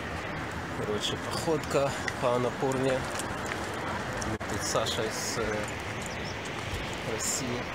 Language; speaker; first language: Russian; early bilingual, heritage; Russian